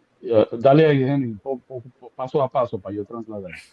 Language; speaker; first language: Spanish; early bilingual, heritage; Spanish